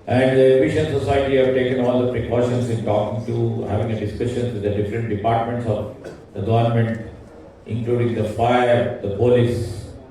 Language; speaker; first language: English; non-native, local second language; Telugu